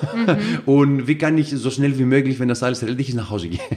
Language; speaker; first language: German; non-native, fluent; Greek